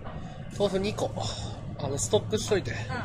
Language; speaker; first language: Japanese; native; Japanese